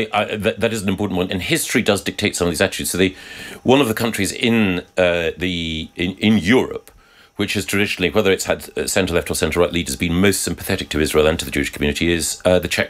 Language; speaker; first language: English; native; English